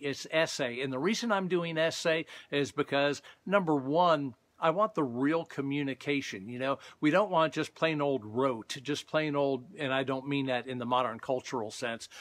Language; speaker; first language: English; native; English